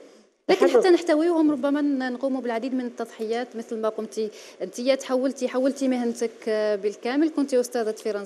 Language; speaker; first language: Arabic; native; Arabic